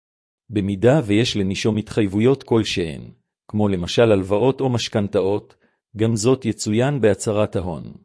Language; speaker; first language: Hebrew; native; Hebrew